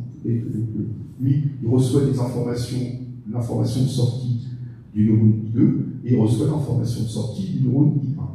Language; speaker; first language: French; native; French